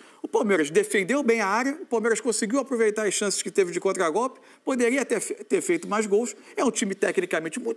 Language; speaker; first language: Portuguese; native; Portuguese